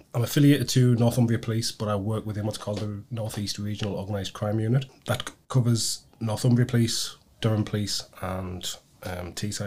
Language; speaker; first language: English; native; English